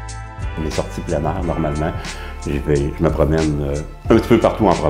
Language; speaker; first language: French; native; French